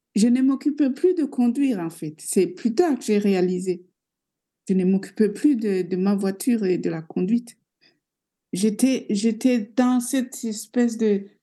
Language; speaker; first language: French; non-native, local second language; Rundi